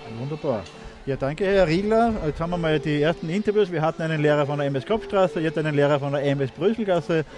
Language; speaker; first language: German; native; German